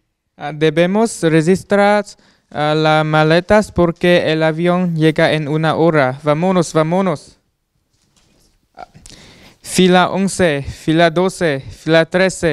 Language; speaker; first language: Spanish; non-native, learner; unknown